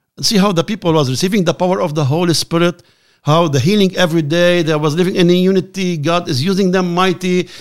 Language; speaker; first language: English; non-native, learner; Arabic